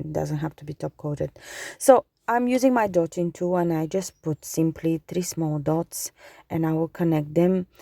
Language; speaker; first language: English; non-native, fluent; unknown